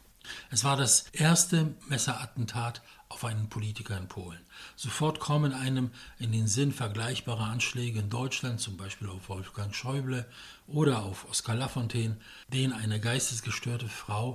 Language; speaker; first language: German; non-native, fluent; Polish